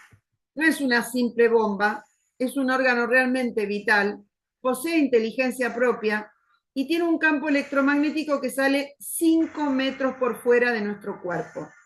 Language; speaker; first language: Spanish; native; Spanish